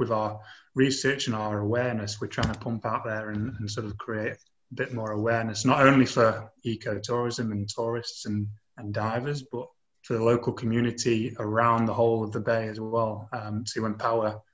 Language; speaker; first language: English; native; English